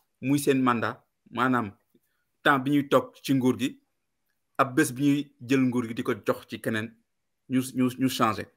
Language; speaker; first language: French; non-native, local second language; Wolof